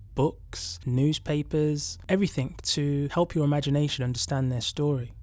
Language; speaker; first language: English; native; English